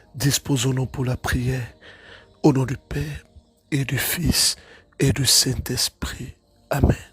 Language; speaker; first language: French; non-native, local second language; Ewe